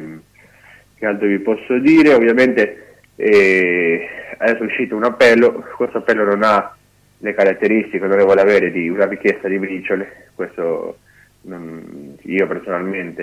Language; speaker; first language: Italian; non-native, fluent; Spanish